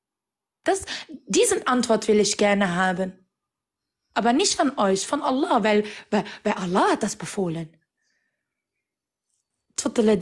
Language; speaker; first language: German; non-native, fluent; Arabic